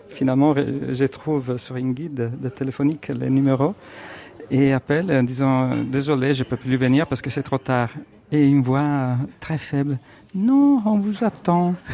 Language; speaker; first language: French; non-native, fluent; Italian